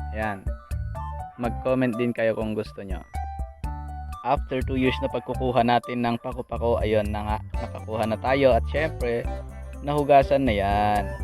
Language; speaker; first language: Filipino; non-native, local second language; Iloko